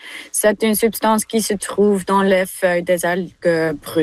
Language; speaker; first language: French; non-native, learner; Dutch